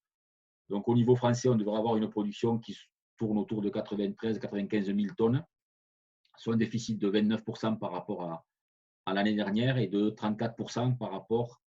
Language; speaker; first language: French; native; French